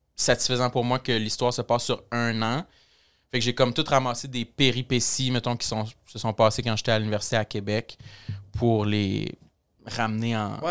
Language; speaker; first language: French; native; French